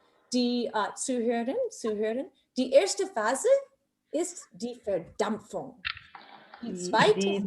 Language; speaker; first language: German; non-native, fluent; English